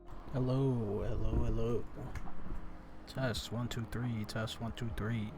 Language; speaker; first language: English; native; English